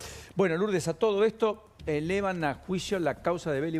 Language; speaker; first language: Spanish; native; Spanish